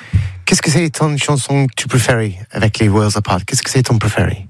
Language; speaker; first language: French; non-native, learner; English